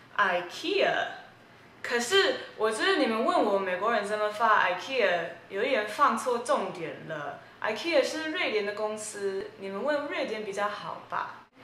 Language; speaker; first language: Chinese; early bilingual, heritage; Chinese